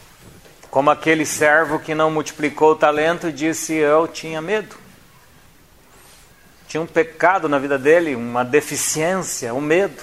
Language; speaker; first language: Portuguese; native; Portuguese